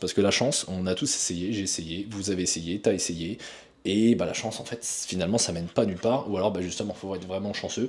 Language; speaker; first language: French; native; French